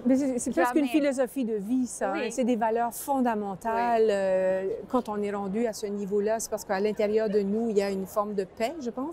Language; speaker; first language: French; native; French